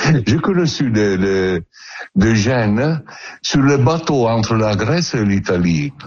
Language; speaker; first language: French; non-native, learner; Italian